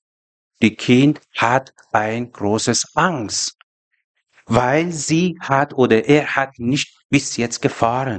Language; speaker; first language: German; non-native, learner; Persian